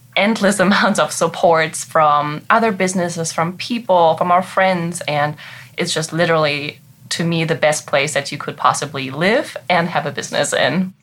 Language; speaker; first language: English; non-native, fluent; German